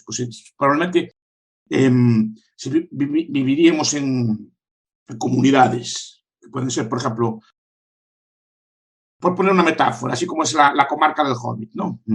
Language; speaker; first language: Spanish; native; Spanish